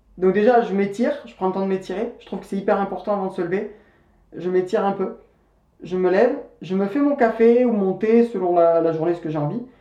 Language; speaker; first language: French; native; French